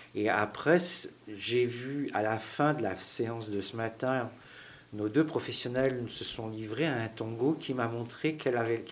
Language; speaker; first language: French; native; French